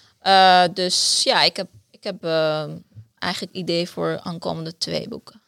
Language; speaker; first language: Dutch; non-native, fluent; Persian